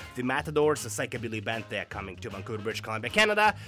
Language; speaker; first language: English; non-native, fluent; Russian